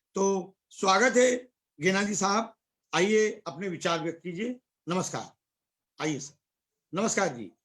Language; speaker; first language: Hindi; native; Hindi